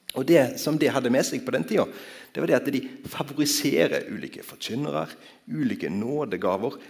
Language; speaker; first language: Norwegian; native; Norwegian